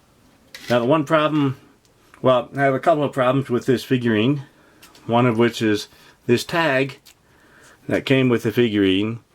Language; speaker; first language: English; native; English